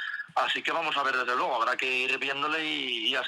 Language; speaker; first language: Spanish; native; Spanish